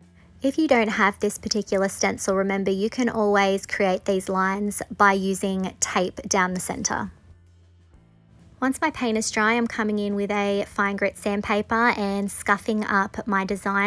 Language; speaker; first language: English; native; English